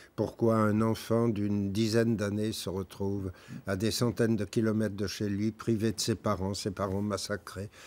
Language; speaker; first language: French; native; French